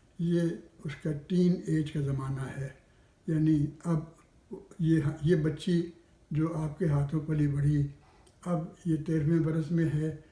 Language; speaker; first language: Urdu; native; Urdu